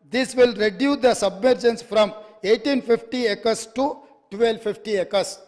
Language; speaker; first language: English; non-native, local second language; Telugu